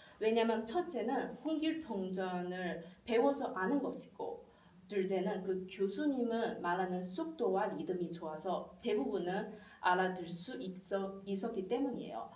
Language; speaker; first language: Korean; non-native, fluent; Chinese